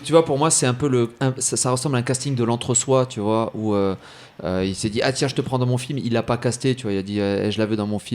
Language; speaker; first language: French; native; French